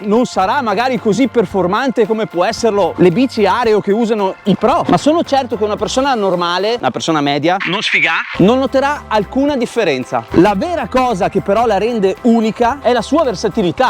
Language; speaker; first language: Italian; native; Italian